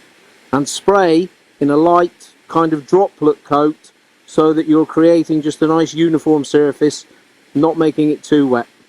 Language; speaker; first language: English; native; English